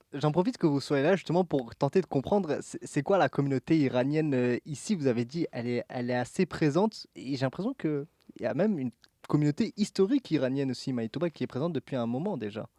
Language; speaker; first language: French; native; French